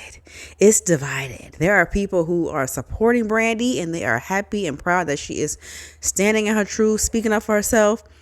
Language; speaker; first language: English; native; English